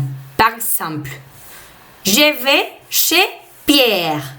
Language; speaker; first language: French; non-native, fluent; Spanish